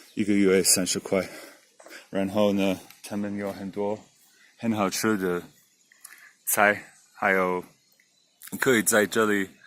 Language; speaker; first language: Chinese; non-native, learner; English